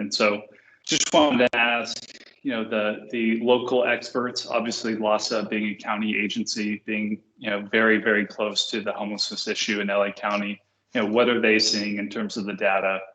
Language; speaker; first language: English; native; English